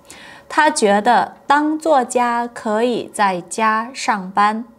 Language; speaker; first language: Chinese; non-native, fluent; Portuguese